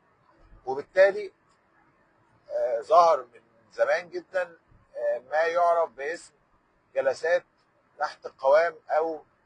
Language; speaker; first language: Arabic; native; Arabic